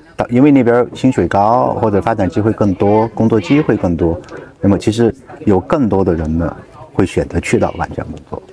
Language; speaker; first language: Chinese; native; Chinese